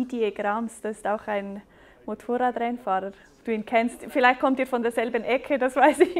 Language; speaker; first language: German; native; German